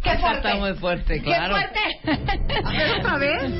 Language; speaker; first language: Spanish; non-native, fluent; German